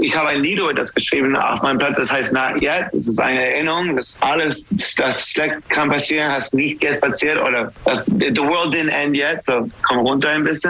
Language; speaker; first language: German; non-native, learner; English